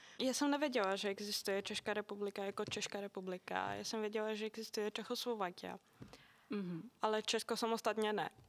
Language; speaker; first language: Czech; non-native, fluent; Greek